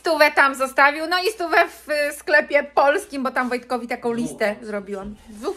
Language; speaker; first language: Polish; native; Polish